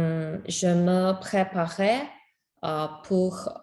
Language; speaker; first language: French; non-native, learner; Spanish